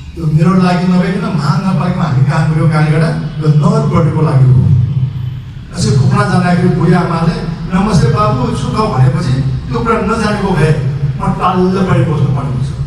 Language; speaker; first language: Nepali; non-native, local second language; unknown